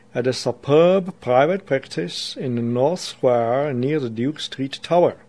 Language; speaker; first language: English; non-native, fluent; Czech